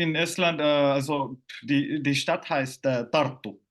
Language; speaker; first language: German; non-native, fluent; Finnish